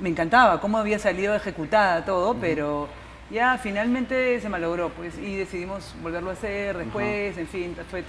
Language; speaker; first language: Spanish; native; Spanish